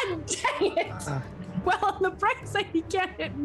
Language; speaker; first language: English; native; English